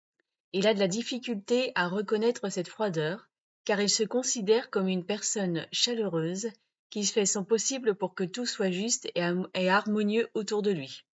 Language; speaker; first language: French; native; French